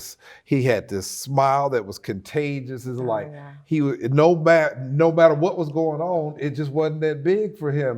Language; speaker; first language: English; native; English